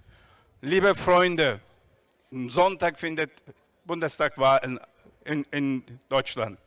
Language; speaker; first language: German; non-native, fluent; Turkish